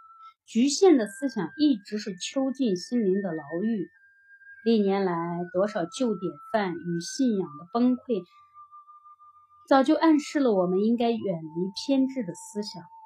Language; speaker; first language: Chinese; native; Chinese